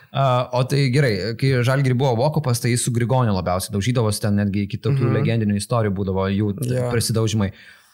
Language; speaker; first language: Lithuanian; native; Lithuanian